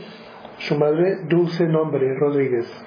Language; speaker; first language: Spanish; native; Spanish